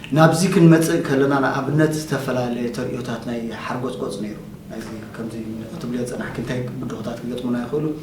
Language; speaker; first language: Tigrinya; native; Tigrinya